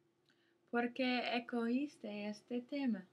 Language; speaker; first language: Spanish; non-native, learner; English